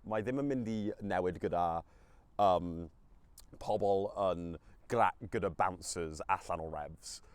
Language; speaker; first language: Welsh; non-native, local second language; English